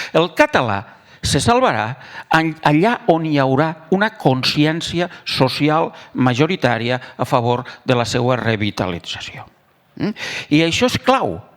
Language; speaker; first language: Catalan; native; Catalan